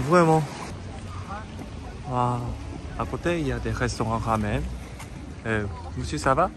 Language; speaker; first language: French; non-native, fluent; Korean